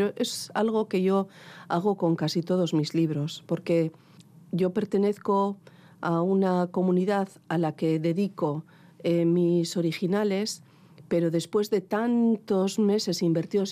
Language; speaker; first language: Spanish; non-native, local second language; Basque